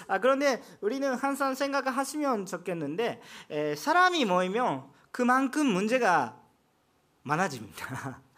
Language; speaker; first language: Korean; non-native, fluent; Japanese